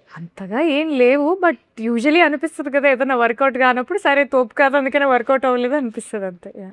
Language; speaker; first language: Telugu; native; Telugu